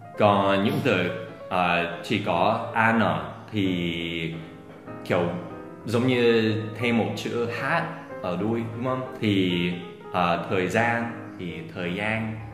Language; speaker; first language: Vietnamese; non-native, fluent; English